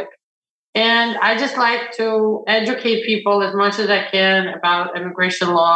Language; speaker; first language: English; early bilingual, other home language; Ukrainian